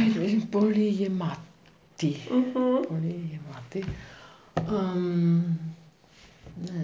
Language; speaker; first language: Greek; non-native, learner; German